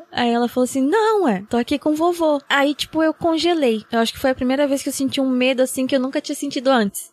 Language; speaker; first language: Portuguese; early bilingual, heritage; Portuguese